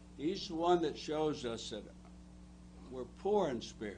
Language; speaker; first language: English; native; English